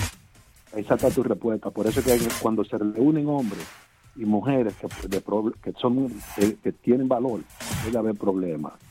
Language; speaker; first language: Spanish; early bilingual, heritage; Spanish